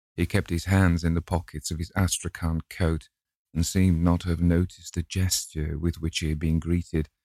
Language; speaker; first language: English; native; English